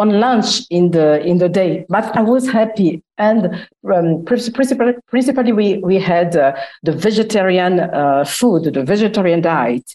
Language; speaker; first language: English; non-native, learner; Lingala